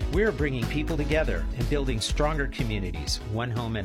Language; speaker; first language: English; native; English